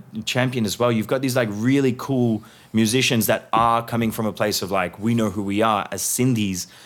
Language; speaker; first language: English; early bilingual, other home language; Sindhi